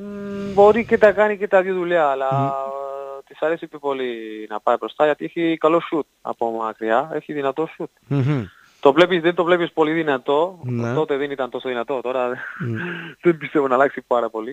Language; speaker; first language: Greek; non-native, learner; Spanish